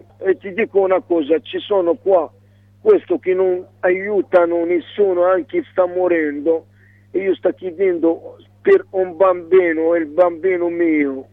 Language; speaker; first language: Italian; non-native, learner; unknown